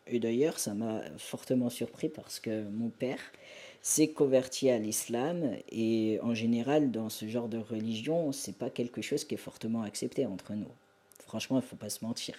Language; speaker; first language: French; native; French